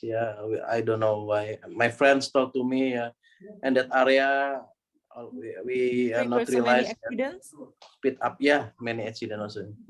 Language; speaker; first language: English; non-native, learner; Indonesian